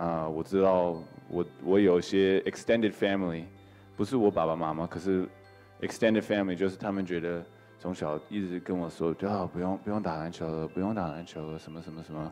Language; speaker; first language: Chinese; early bilingual, heritage; English